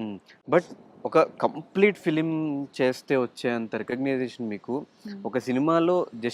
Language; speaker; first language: Telugu; native; Telugu